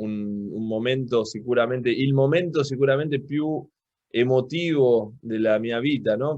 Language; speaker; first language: Italian; non-native, local second language; Spanish